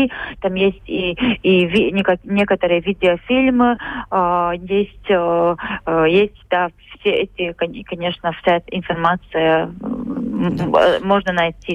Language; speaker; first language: Russian; non-native, local second language; Latvian